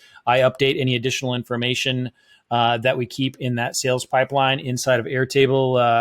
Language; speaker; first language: English; native; English